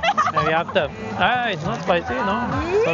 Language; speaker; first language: English; non-native, fluent; French